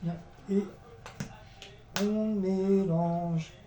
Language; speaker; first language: French; native; French